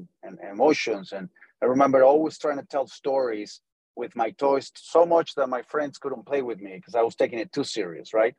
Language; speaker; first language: English; non-native, fluent; Spanish